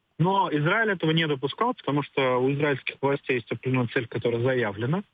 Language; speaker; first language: Russian; native; Russian